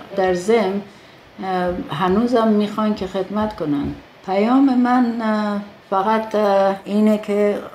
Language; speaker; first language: Persian; native; Persian